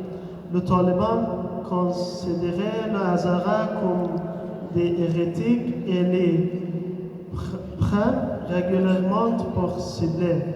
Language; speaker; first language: French; non-native, learner; Persian